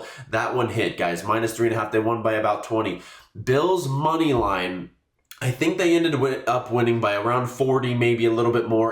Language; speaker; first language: English; native; English